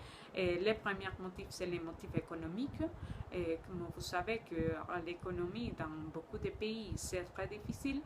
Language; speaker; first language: French; non-native, learner; Spanish